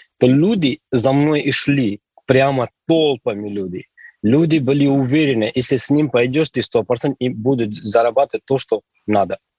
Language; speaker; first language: Russian; non-native, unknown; Hindi